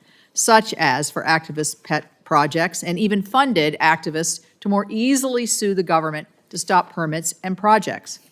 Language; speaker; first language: English; native; English